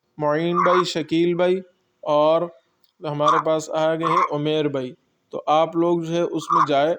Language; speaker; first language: Urdu; non-native, local second language; Pashto